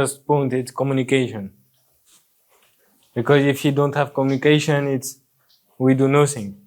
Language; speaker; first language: English; non-native, learner; French